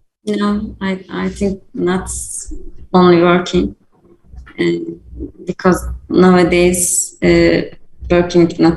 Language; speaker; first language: English; non-native, learner; Turkish